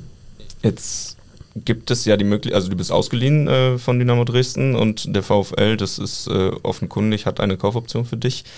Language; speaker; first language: German; native; German